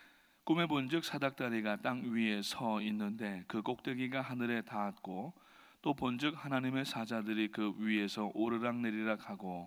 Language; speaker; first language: Korean; native; Korean